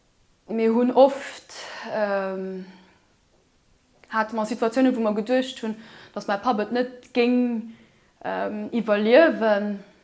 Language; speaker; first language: German; non-native, local second language; Luxembourgish